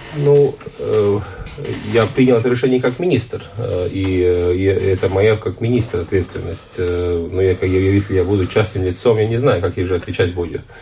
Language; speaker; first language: Russian; non-native, local second language; Latvian